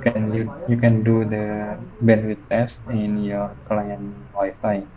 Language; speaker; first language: English; non-native, fluent; Indonesian